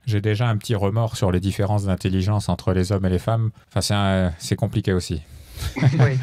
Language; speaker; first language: French; native; French